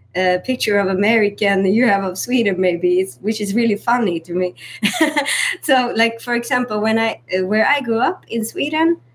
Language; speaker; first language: English; non-native, fluent; Swedish